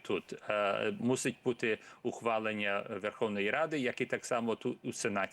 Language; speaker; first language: Ukrainian; early bilingual, heritage; Ukrainian